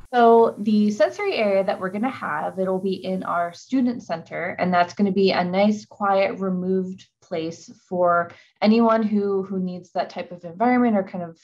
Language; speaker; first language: English; native; English